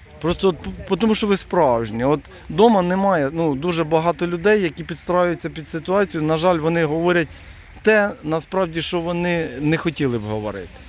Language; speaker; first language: Ukrainian; non-native, local second language; Russian